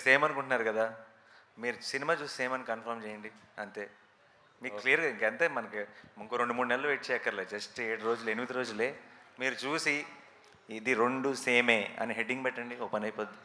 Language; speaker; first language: Telugu; native; Telugu